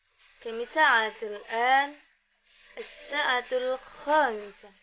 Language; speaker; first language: Arabic; non-native, learner; Indonesian